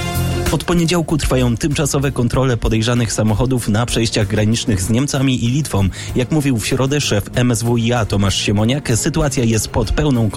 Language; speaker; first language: Polish; native; Polish